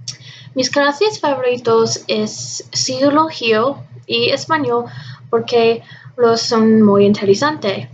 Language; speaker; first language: Spanish; non-native, learner; English